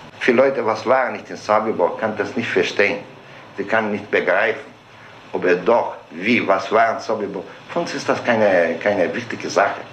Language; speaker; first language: German; non-native, learner; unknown